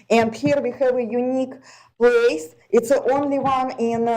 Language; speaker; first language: English; non-native, fluent; Russian